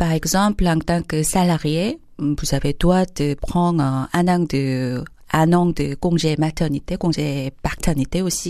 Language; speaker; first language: French; non-native, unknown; Korean